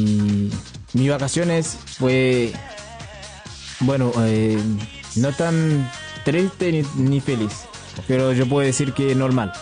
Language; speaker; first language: Spanish; non-native, learner; Haitian Creole